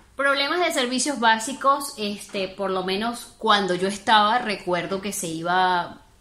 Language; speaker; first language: Spanish; native; Spanish